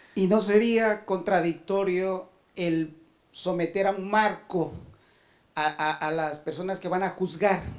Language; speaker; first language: Spanish; native; Spanish